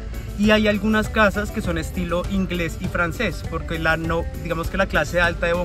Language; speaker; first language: Spanish; native; Spanish